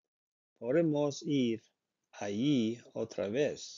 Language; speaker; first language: Spanish; non-native, learner; Icelandic